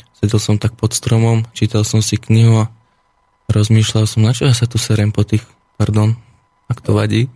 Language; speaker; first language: Slovak; native; Slovak